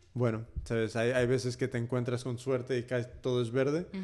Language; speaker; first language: Spanish; early bilingual, heritage; Spanish